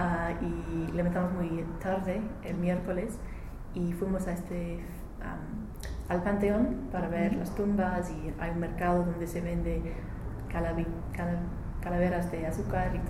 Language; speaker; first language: Spanish; non-native, learner; English